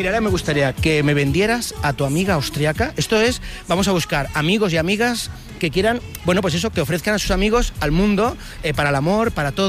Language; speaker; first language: Spanish; native; Spanish